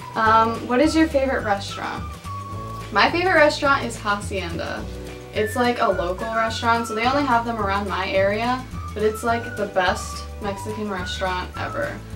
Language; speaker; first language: English; native; English